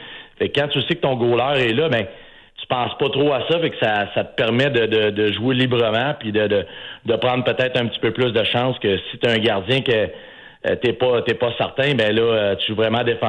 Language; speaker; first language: French; native; French